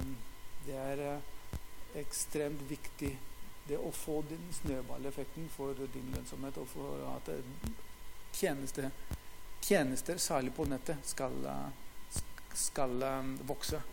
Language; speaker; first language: Norwegian; non-native, fluent; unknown